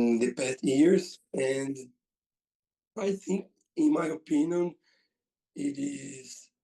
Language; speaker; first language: English; non-native, learner; Portuguese